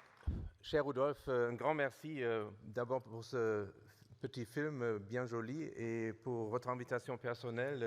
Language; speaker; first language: French; non-native, fluent; German